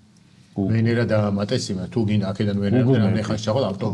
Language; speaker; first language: Georgian; native; Georgian